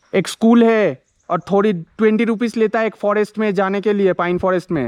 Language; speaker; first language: Hindi; non-native, local second language; Bangla